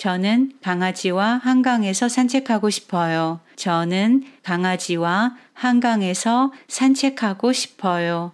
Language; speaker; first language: Korean; non-native, fluent; Chinese